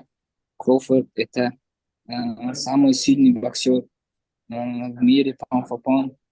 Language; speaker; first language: Russian; non-native, learner; Uzbek